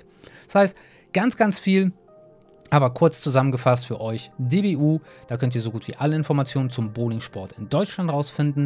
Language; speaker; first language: German; native; German